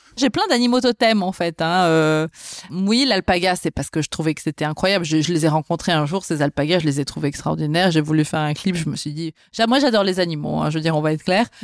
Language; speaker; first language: French; native; French